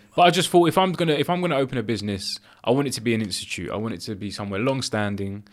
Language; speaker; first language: English; early bilingual, other home language; Greek